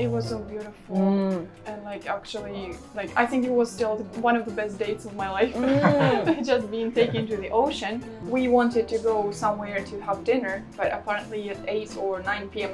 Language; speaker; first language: English; non-native, fluent; Ukrainian